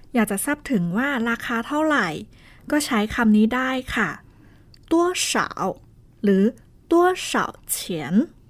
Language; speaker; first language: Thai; non-native, fluent; Chinese